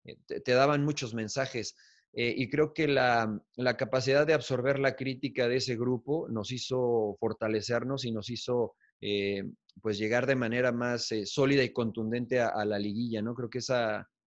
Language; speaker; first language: Spanish; native; Spanish